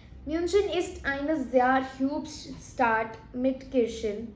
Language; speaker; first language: German; non-native, learner; Hindi